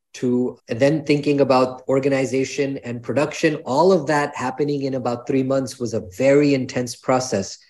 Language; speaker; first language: English; native; English